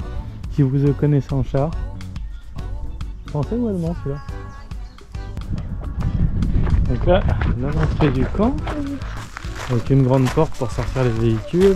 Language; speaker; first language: French; native; French